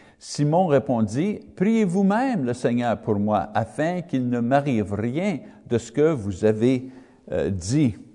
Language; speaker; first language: French; non-native, learner; English